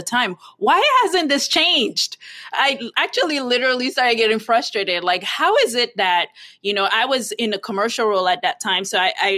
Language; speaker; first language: English; non-native, local second language; Yoruba